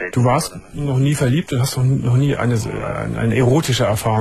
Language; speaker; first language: German; native; German